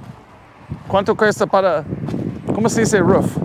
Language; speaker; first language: Spanish; non-native, learner; English